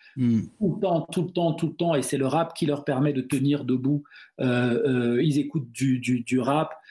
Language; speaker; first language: French; non-native, local second language; Duala